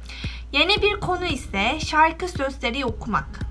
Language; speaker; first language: Turkish; non-native, fluent; Korean